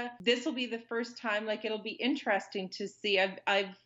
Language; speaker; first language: English; native; English